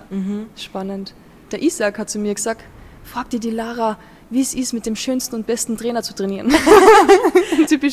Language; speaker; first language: German; native; German